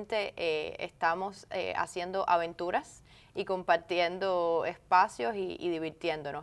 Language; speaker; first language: Spanish; native; Spanish